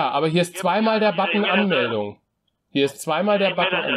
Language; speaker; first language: German; native; German